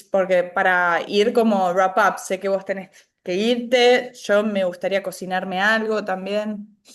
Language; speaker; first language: Spanish; native; Spanish